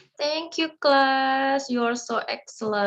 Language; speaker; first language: English; non-native, learner; Indonesian